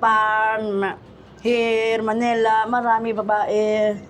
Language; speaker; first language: Filipino; non-native, local second language; Cebuano